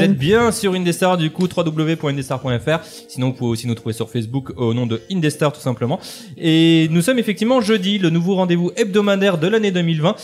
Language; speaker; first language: French; native; French